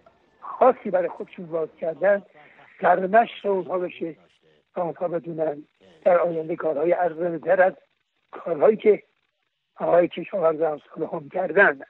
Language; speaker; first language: Persian; native; Persian